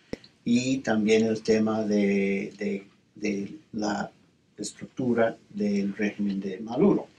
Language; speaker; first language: Spanish; non-native, fluent; English